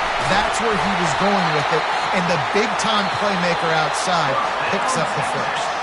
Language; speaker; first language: English; native; English